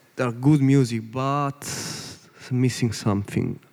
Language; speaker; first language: English; non-native, learner; Italian